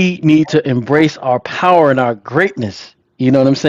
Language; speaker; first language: English; native; English